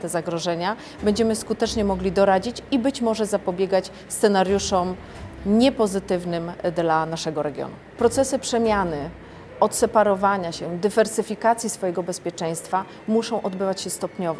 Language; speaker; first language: Polish; native; Polish